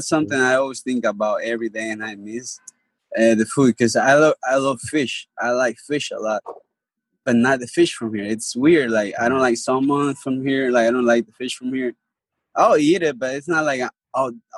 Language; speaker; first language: English; non-native, fluent; Spanish